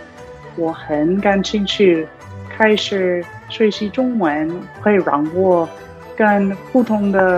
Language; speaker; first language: Chinese; non-native, learner; English